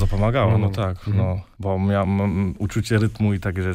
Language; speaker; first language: Polish; early bilingual, heritage; Polish